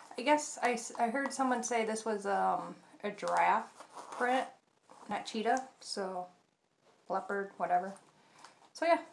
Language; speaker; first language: English; native; English